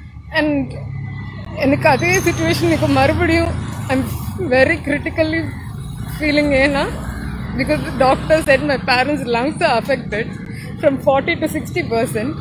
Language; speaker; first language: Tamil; non-native, local second language; Malayalam